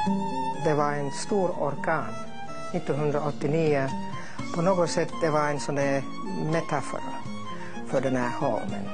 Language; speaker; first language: Swedish; non-native, fluent; English